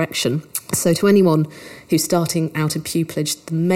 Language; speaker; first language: English; native; English